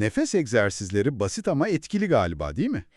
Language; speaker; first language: Turkish; native; Turkish